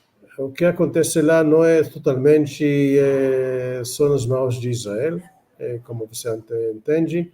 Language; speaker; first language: Portuguese; non-native, fluent; Hebrew